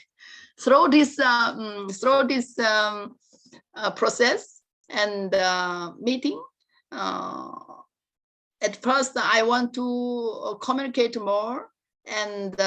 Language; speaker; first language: English; non-native, learner; Korean